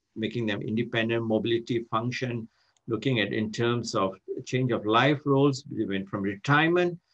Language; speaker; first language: English; non-native, local second language; Tamil